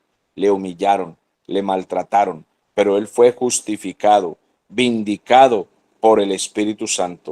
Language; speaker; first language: Spanish; native; Spanish